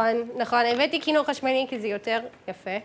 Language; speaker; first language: Hebrew; non-native, fluent; English